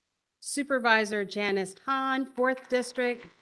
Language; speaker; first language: English; native; English